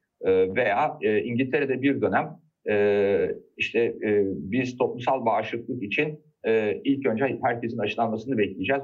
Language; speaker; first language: Turkish; native; Turkish